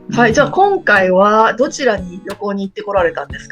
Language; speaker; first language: Japanese; native; Japanese